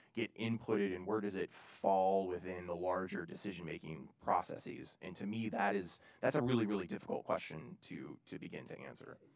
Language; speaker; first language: English; native; English